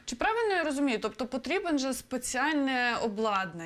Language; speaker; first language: Ukrainian; native; Ukrainian